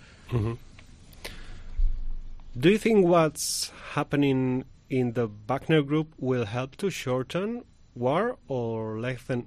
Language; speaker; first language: English; non-native, learner; Spanish